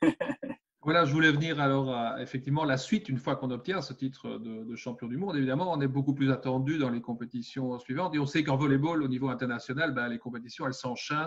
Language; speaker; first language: French; native; French